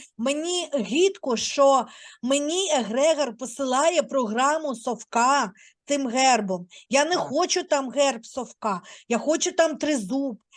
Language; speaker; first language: Ukrainian; native; Ukrainian